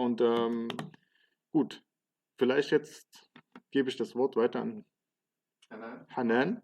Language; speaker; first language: German; early bilingual, other home language; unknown